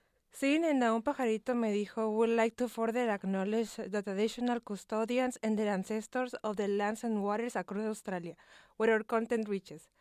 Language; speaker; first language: English; non-native, fluent; Spanish